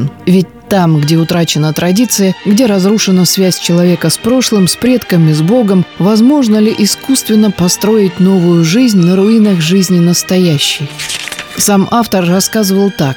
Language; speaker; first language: Russian; native; Russian